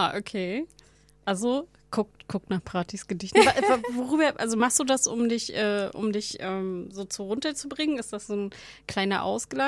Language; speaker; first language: German; native; German